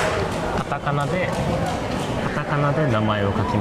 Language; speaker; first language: Japanese; native; Japanese